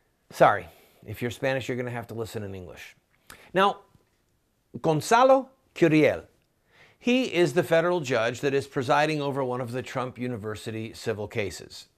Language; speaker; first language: English; native; English